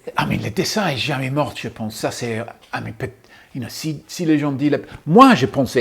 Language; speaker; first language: French; non-native, fluent; English